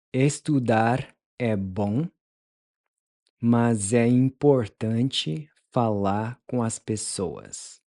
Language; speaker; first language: Portuguese; non-native, fluent; English